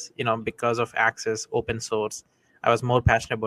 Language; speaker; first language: English; non-native, local second language; Telugu